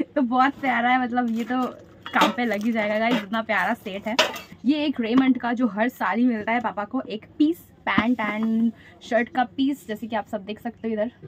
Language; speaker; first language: Hindi; non-native, local second language; Bangla